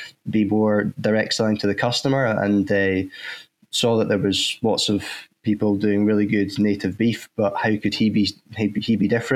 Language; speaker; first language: English; native; English